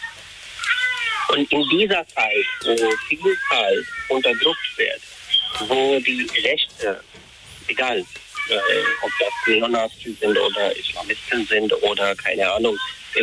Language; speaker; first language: German; non-native, fluent; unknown